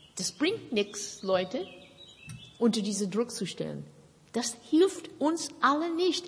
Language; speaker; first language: German; non-native, fluent; English